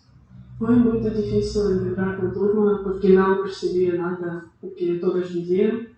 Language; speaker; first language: Portuguese; non-native, learner; Ukrainian